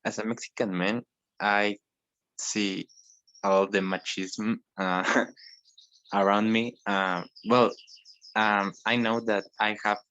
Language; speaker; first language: English; non-native, learner; Spanish